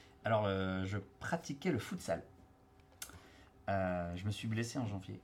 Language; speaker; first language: French; native; French